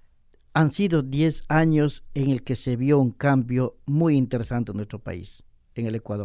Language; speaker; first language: Spanish; native; Spanish